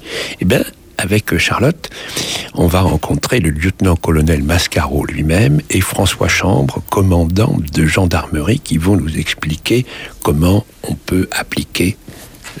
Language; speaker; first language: French; native; French